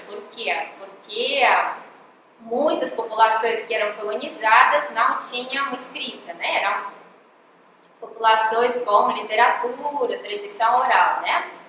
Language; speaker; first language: Portuguese; non-native, fluent; Russian